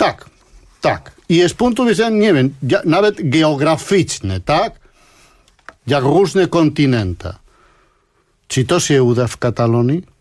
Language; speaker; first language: Polish; non-native, fluent; Spanish